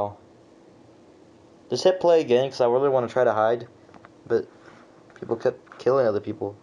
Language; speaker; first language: English; native; English